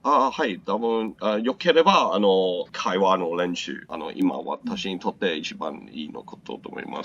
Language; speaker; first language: Japanese; non-native, learner; Cantonese